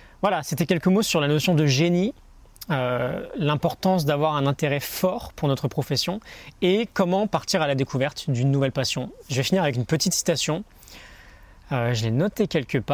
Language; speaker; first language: French; native; French